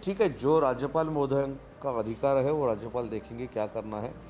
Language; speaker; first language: Hindi; non-native, local second language; Marathi